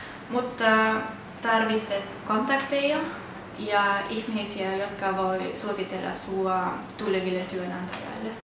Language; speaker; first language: Finnish; non-native, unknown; German